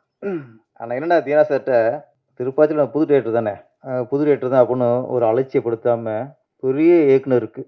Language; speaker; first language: Tamil; native; Tamil